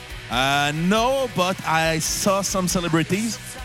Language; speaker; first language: English; non-native, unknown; French